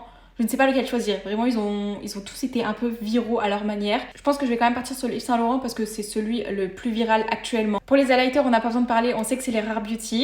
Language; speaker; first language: French; native; French